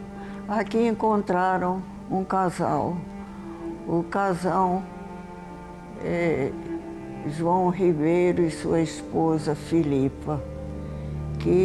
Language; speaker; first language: Portuguese; early bilingual, heritage; Portuguese